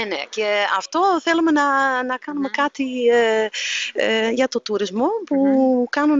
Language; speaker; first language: Greek; non-native, learner; Dutch